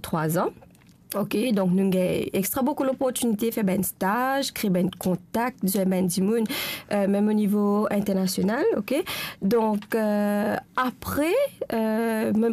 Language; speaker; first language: French; non-native, local second language; Morisyen